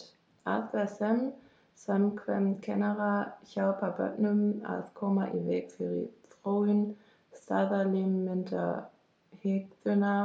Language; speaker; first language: Icelandic; non-native, learner; German